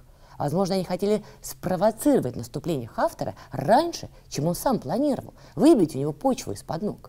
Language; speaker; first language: Russian; native; Russian